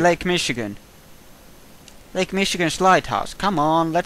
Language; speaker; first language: English; native; English